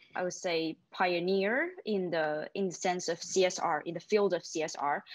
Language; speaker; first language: English; non-native, fluent; Chinese